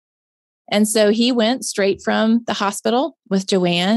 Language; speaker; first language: English; native; English